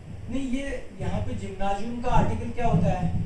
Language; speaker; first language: Hindi; native; Hindi